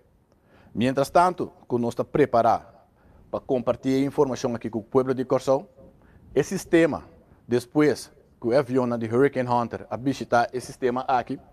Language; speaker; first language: Portuguese; non-native, local second language; Papiamento